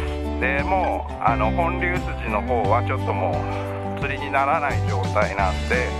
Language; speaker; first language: Japanese; native; Japanese